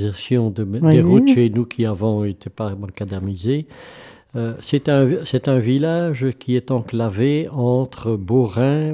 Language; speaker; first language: French; native; French